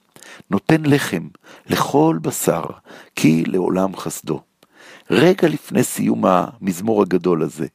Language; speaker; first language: Hebrew; native; Hebrew